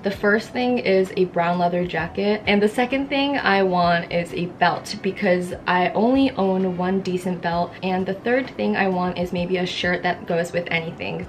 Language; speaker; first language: English; early bilingual, other home language; Japanese